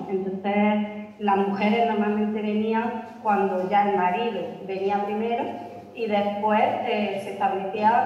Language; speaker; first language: Spanish; native; Spanish